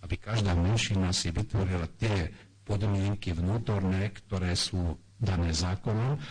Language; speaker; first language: Slovak; non-native, local second language; Hungarian